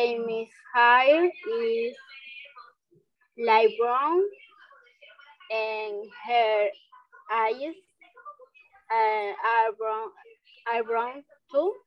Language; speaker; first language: English; non-native, learner; Spanish